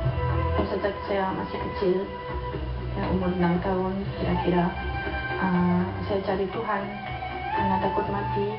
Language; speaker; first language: Indonesian; non-native, learner; German